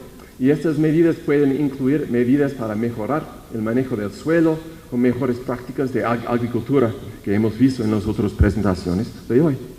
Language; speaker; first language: Spanish; non-native, fluent; English